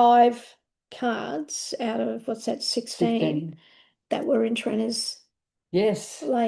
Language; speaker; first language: English; native; English